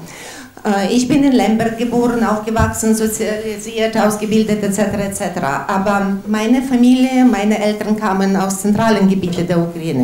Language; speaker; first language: German; non-native, fluent; Ukrainian